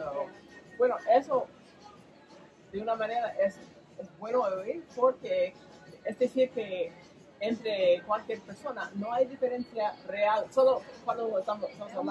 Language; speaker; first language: Spanish; non-native, learner; English